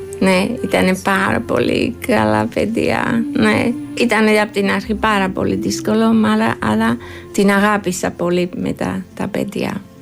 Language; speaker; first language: Greek; non-native, learner; Georgian